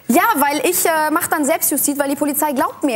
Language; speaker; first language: German; native; German